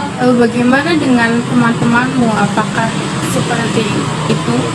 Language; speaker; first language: Indonesian; native; Indonesian